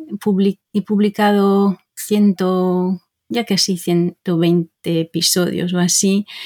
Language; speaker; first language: Spanish; non-native, fluent; French